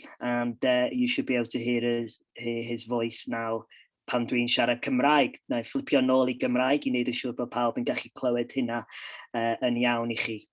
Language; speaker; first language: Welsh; non-native, local second language; English